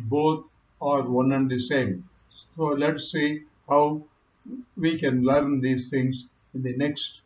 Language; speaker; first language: English; non-native, local second language; Kannada